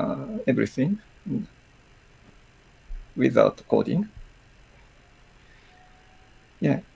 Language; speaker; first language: English; non-native, learner; Japanese